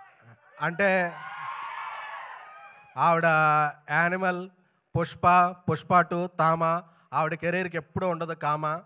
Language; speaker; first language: Telugu; native; Telugu